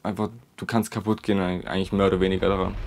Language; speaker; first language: German; native; German